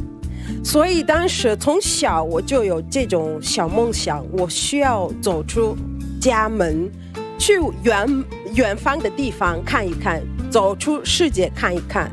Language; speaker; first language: Chinese; non-native, fluent; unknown